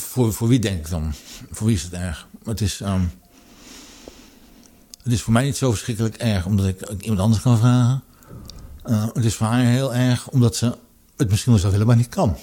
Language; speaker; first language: Dutch; native; Dutch